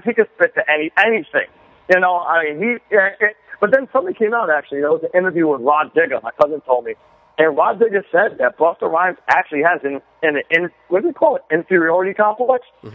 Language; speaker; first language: English; native; English